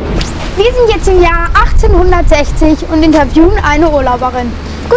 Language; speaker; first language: German; native; German